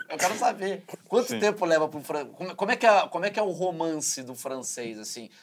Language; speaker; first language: Portuguese; native; Portuguese